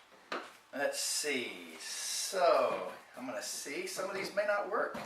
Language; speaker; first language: English; native; English